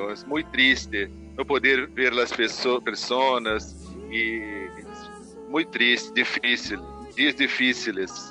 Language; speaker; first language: Spanish; non-native, learner; Portuguese